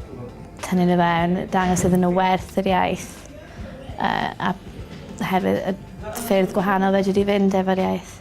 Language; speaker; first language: Welsh; native; Welsh